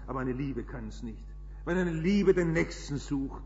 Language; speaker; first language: German; native; German